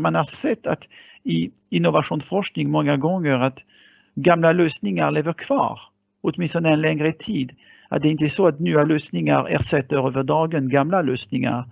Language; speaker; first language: Swedish; non-native, fluent; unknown